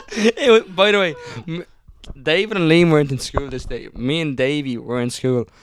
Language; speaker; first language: English; early bilingual, other home language; Italian